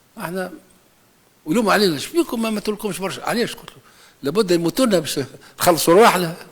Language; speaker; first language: Arabic; native; Arabic